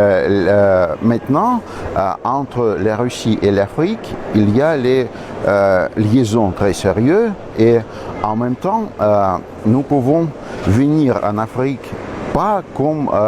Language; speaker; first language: French; non-native, fluent; Russian